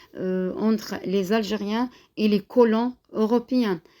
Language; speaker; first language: French; non-native, local second language; Arabic